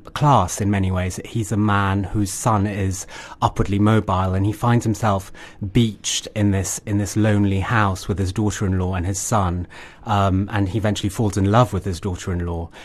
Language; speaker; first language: English; native; English